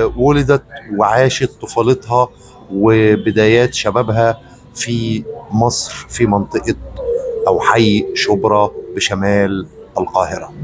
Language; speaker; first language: Arabic; native; Arabic